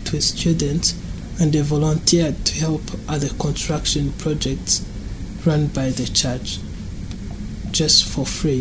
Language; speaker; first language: English; non-native, local second language; Kinyarwanda